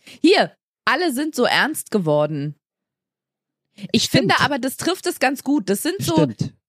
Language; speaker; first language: German; native; German